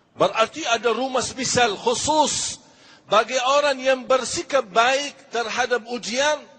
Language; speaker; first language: Malay; non-native, fluent; Arabic